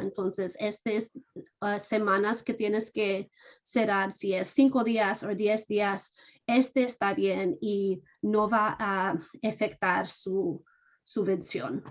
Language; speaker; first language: Spanish; non-native, fluent; English